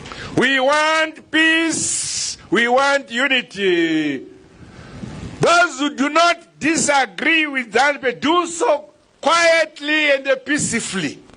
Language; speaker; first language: English; non-native, local second language; Shona